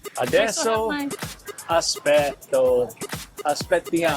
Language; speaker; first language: Italian; non-native, learner; English